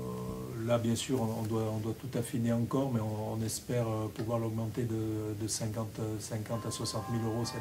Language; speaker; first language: French; native; French